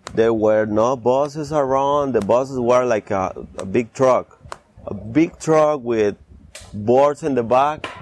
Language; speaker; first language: English; early bilingual, other home language; Spanish